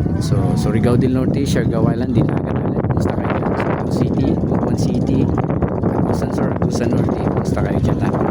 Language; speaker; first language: Filipino; non-native, local second language; Cebuano